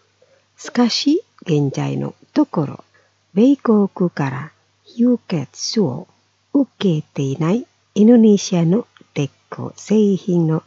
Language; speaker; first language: Japanese; non-native, fluent; Indonesian